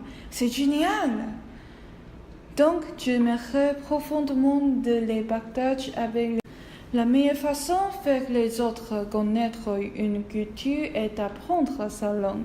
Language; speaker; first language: French; non-native, learner; Chinese